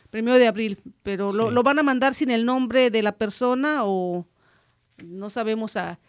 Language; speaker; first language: Spanish; native; Spanish